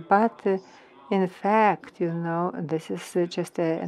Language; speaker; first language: English; non-native, fluent; Lithuanian